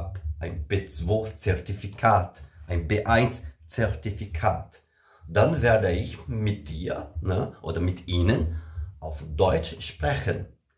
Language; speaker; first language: German; non-native, learner; Portuguese